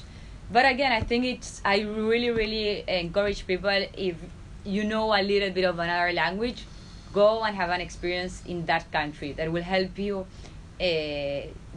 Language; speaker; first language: English; non-native, fluent; Spanish